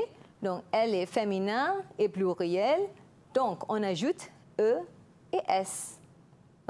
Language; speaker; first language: French; non-native, fluent; Malay